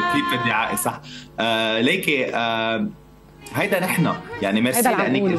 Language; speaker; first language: Arabic; native; Arabic